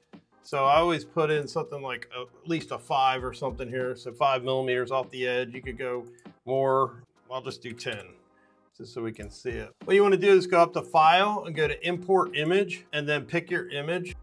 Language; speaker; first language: English; native; English